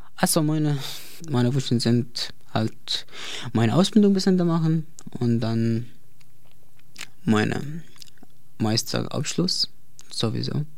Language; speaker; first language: German; non-native, learner; Arabic